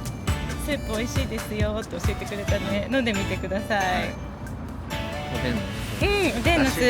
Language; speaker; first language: Japanese; native; Japanese